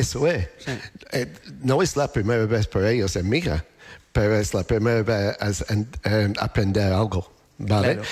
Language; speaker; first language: Spanish; non-native, learner; English